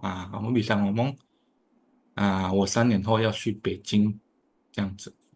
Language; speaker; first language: Chinese; non-native, fluent; Indonesian